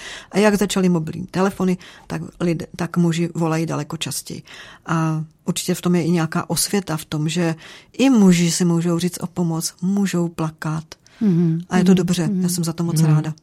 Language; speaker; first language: Czech; native; Czech